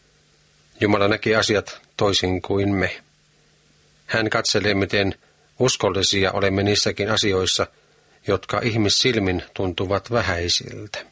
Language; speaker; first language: Finnish; native; Finnish